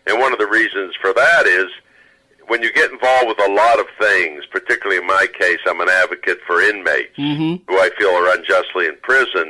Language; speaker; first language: English; native; English